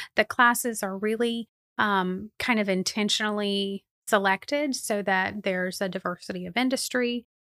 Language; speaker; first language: English; native; English